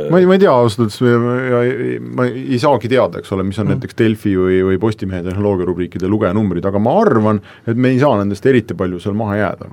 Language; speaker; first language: Estonian; native; Estonian